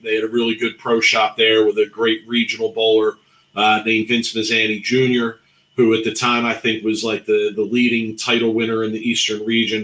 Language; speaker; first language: English; native; English